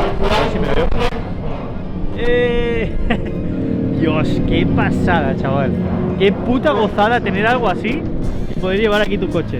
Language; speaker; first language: Spanish; native; Spanish